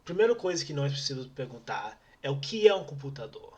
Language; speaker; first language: Portuguese; non-native, fluent; English